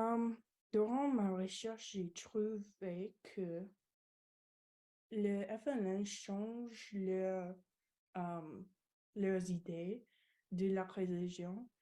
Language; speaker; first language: French; non-native, learner; English